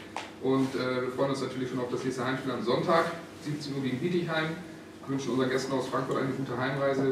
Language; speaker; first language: German; native; German